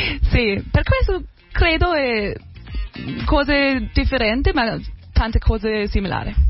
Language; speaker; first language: Italian; non-native, learner; German